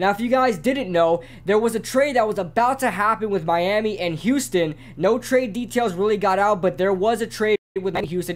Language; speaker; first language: English; native; English